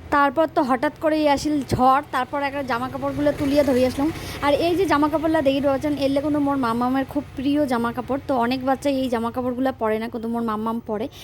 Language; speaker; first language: Bangla; native; Bangla